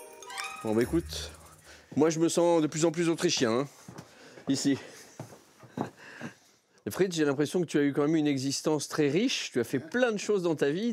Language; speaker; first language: French; native; French